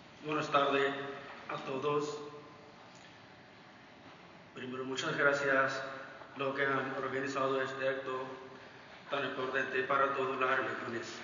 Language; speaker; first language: Spanish; non-native, learner; Punjabi